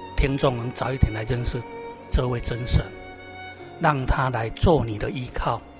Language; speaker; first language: Chinese; native; Chinese